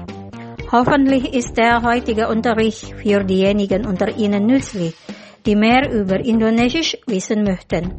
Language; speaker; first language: German; non-native, fluent; Indonesian